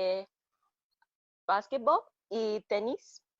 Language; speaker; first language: Spanish; non-native, learner; English